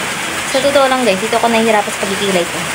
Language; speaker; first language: Filipino; native; Filipino